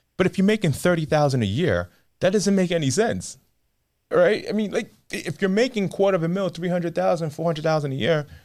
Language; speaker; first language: English; native; English